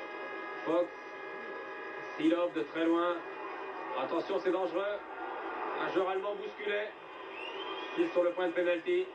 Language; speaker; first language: French; native; French